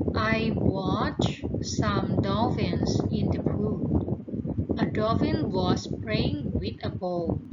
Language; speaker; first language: English; non-native, fluent; Thai